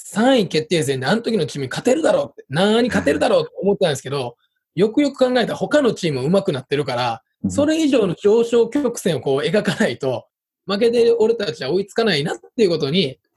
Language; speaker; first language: Japanese; native; Japanese